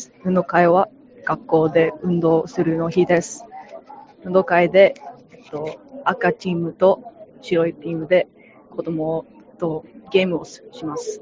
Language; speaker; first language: Japanese; non-native, learner; English